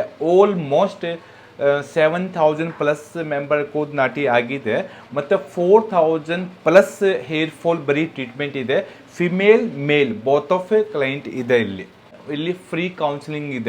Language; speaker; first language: Kannada; non-native, local second language; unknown